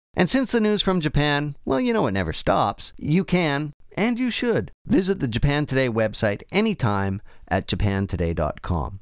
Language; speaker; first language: English; native; English